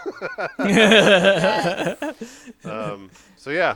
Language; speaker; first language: English; native; English